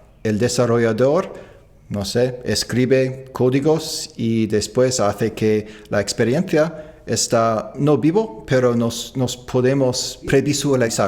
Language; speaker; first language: Spanish; non-native, fluent; English